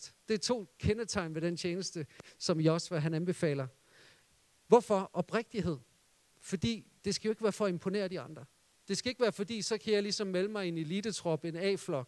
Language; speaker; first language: Danish; native; Danish